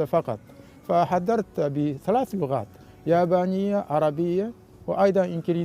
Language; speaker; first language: Arabic; non-native, fluent; Japanese